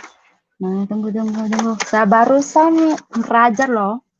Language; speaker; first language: Indonesian; non-native, learner; Cantonese